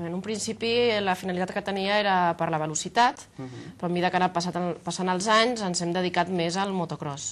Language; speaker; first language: Catalan; native; Catalan